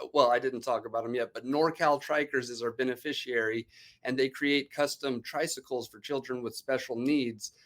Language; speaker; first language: English; native; English